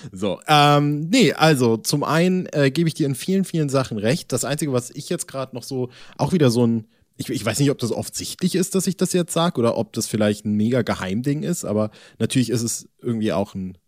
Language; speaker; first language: German; native; German